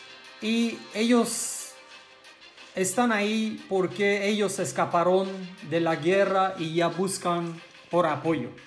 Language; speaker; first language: Spanish; non-native, learner; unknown